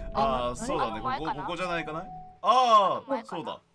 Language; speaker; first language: Japanese; native; Japanese